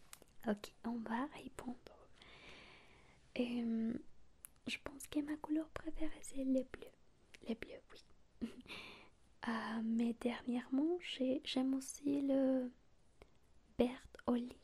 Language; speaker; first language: French; non-native, learner; Spanish